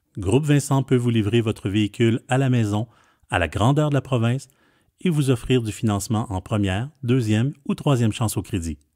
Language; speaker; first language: French; native; French